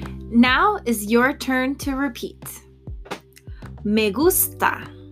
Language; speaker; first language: English; native; English